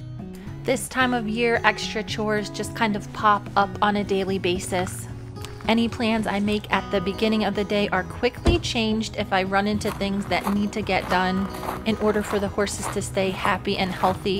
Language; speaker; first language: English; native; English